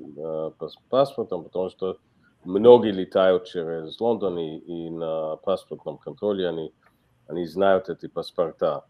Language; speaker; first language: Russian; non-native, fluent; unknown